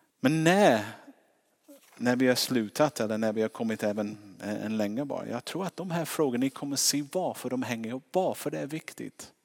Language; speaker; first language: Swedish; non-native, fluent; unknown